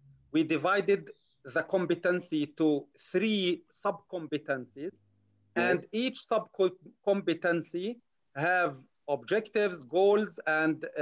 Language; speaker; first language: English; non-native, learner; Arabic